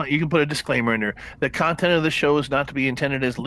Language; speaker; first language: English; native; English